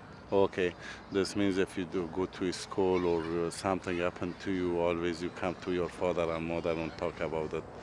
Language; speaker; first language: English; non-native, fluent; Persian